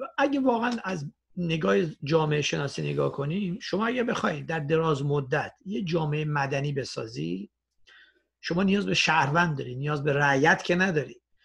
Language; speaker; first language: Persian; native; Persian